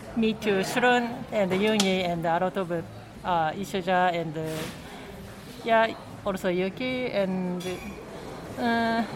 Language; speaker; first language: English; non-native, learner; Japanese